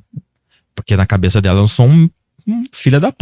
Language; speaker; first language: Portuguese; native; Portuguese